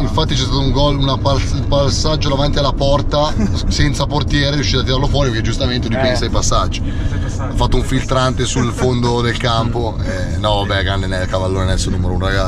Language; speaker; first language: Italian; native; Italian